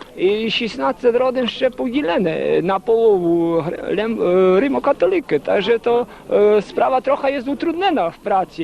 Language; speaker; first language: Polish; non-native, local second language; Rusyn